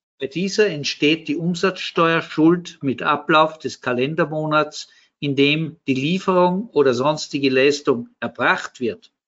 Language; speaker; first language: German; native; German